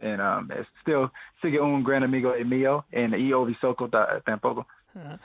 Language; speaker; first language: Spanish; non-native, learner; English